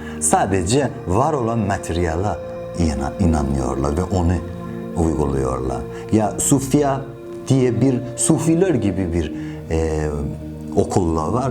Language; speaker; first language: Turkish; non-native, fluent; Persian